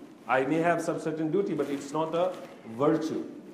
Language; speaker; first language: English; non-native, local second language; Urdu